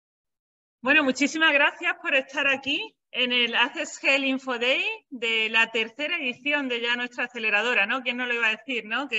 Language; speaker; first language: Spanish; native; Spanish